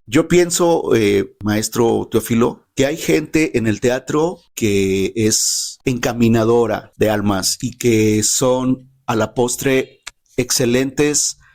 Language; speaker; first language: Spanish; native; Spanish